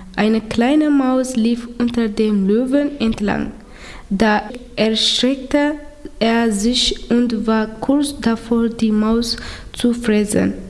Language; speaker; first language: German; non-native, learner; Tigrinya